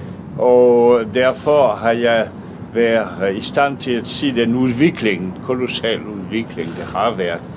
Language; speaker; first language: Danish; non-native, fluent; French